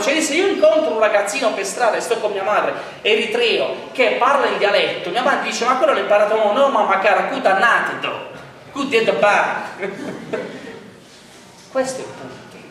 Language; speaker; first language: Italian; native; Italian